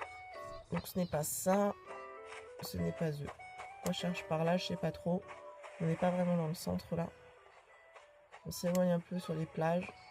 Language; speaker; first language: French; native; French